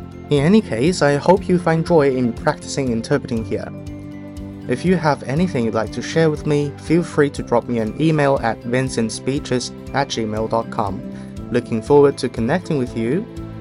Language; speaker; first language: English; non-native, fluent; Chinese